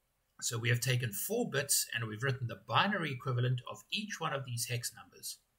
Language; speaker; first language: English; native; English